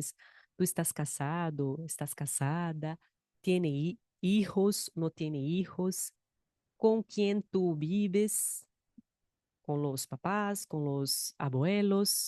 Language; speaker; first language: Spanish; non-native, fluent; Portuguese